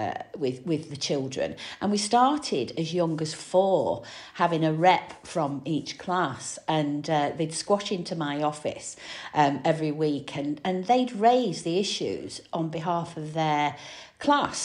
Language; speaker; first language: English; native; English